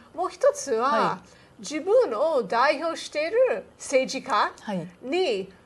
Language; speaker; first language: Japanese; non-native, fluent; English